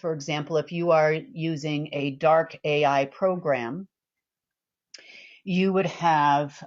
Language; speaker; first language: English; native; English